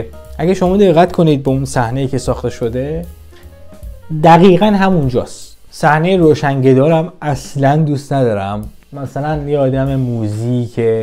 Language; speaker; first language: Persian; native; Persian